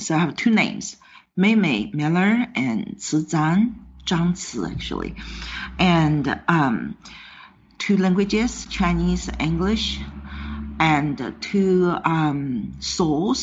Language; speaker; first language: English; non-native, fluent; Chinese